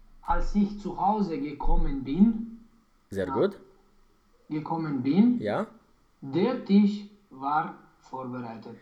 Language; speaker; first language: German; non-native, learner; Romanian